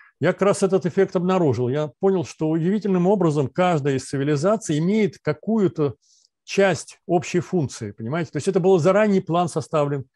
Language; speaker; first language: Russian; native; Russian